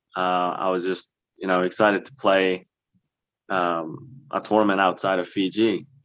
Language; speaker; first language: English; early bilingual, other home language; Korean